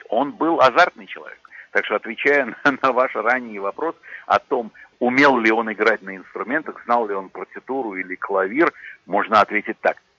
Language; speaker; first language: Russian; native; Russian